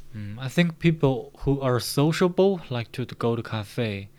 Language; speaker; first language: English; non-native, fluent; Chinese